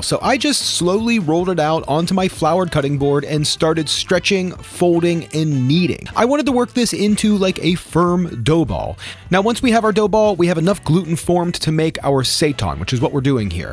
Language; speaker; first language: English; native; English